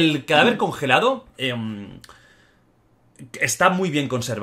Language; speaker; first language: Spanish; native; Spanish